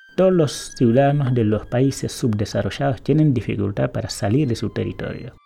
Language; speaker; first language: Spanish; non-native, fluent; Wolof